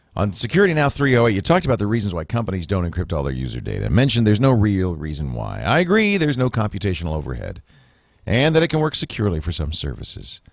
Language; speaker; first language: English; native; English